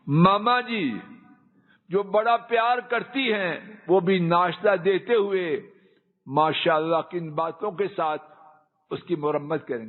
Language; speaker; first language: Urdu; non-native, local second language; Punjabi